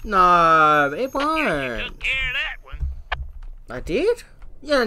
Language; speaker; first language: English; native; English